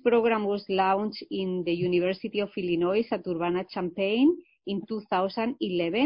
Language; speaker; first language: English; non-native, fluent; Spanish